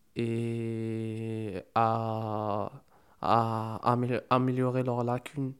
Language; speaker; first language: French; non-native, local second language; Arabic